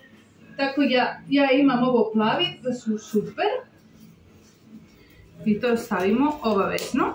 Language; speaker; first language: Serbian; non-native, learner; Spanish